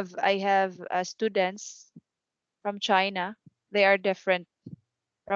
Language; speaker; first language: English; non-native, fluent; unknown